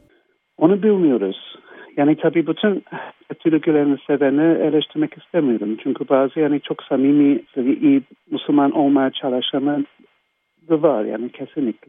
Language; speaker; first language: Turkish; non-native, fluent; English